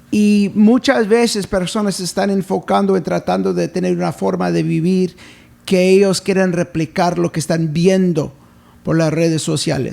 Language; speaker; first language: Spanish; early bilingual, heritage; English